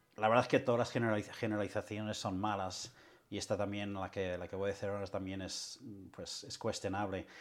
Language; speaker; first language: Spanish; non-native, fluent; English